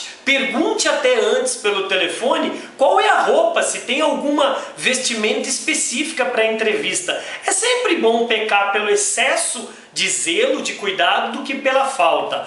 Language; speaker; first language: Portuguese; native; Portuguese